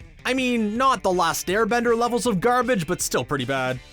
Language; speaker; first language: English; native; English